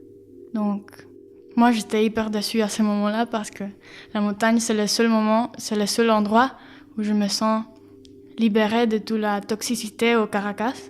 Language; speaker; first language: French; non-native, fluent; Spanish